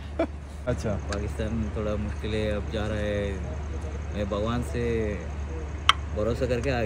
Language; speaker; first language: Hindi; non-native, local second language; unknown